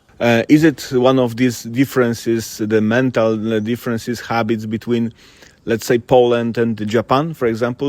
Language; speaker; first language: English; non-native, fluent; Polish